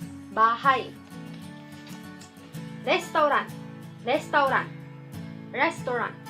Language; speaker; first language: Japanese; non-native, fluent; Filipino